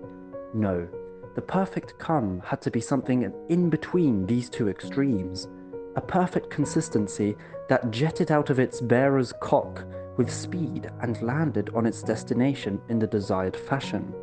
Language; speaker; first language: English; native; English